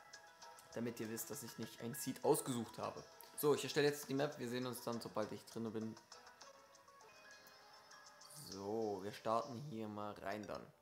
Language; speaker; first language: German; native; German